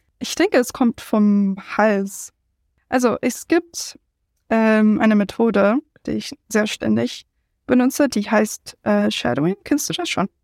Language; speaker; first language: German; non-native, fluent; English